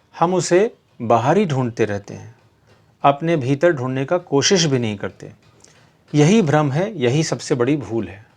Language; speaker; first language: Hindi; native; Hindi